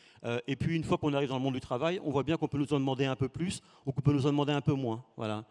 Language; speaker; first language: French; native; French